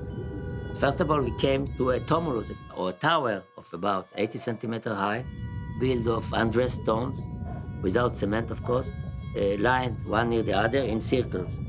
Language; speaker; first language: English; non-native, fluent; Hebrew